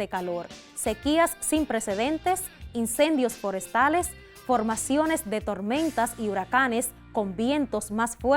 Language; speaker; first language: Spanish; native; Spanish